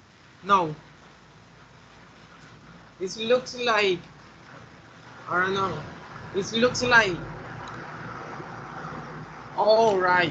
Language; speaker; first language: English; non-native, fluent; Spanish